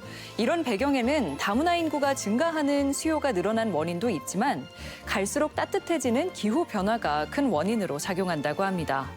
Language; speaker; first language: Korean; native; Korean